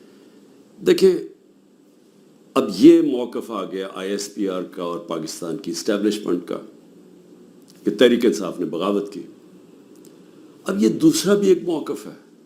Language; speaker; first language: Urdu; native; Urdu